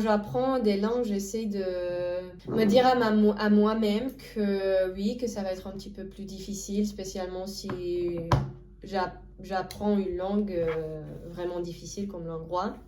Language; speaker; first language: French; non-native, fluent; Romanian